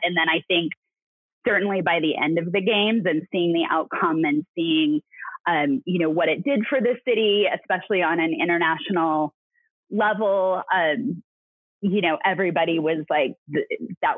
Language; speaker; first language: English; native; English